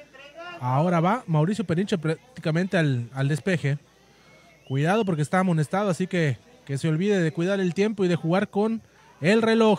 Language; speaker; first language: Spanish; native; Spanish